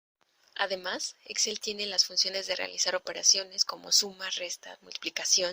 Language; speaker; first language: Spanish; native; Spanish